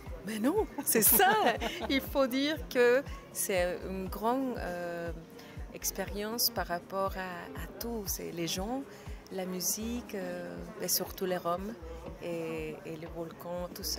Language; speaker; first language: French; non-native, fluent; Spanish